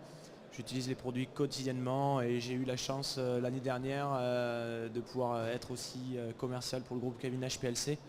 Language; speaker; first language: French; native; French